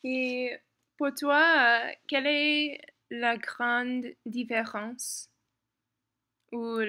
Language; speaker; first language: French; non-native, learner; English